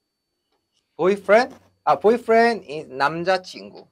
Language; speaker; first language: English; non-native, learner; Korean